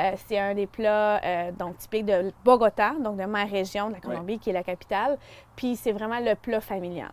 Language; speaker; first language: French; early bilingual, other home language; Spanish